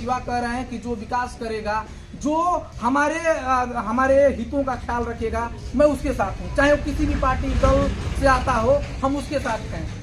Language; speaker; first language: Hindi; native; Hindi